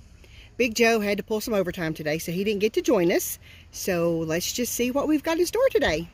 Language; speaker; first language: English; native; English